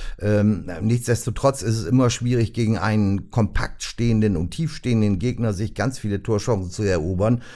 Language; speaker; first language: German; native; German